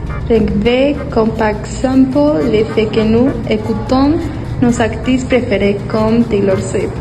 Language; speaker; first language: French; non-native, learner; Spanish